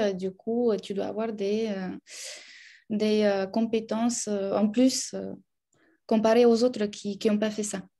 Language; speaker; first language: French; non-native, fluent; Romanian